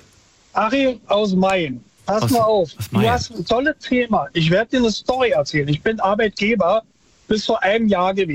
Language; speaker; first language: German; native; German